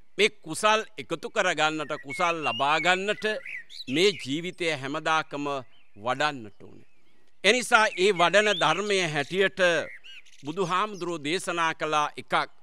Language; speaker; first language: Sinhala; native; Sinhala